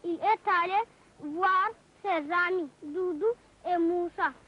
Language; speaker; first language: French; non-native, learner; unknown